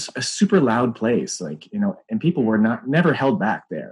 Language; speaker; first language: English; native; English